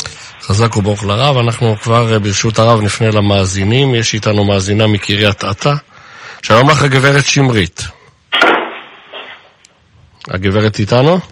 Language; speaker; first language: Hebrew; native; Hebrew